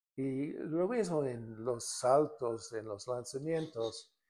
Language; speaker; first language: Spanish; non-native, fluent; English